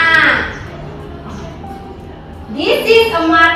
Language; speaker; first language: English; non-native, learner; Indonesian